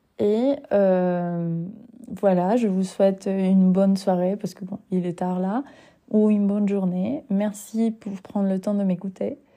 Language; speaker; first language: French; non-native, fluent; Spanish